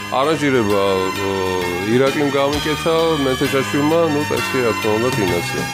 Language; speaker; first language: Georgian; native; Georgian